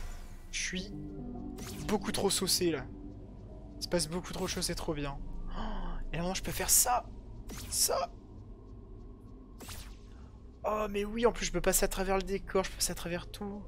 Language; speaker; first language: French; native; French